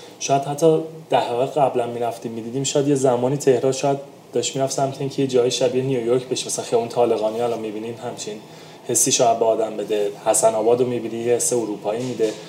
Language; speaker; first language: Persian; native; Persian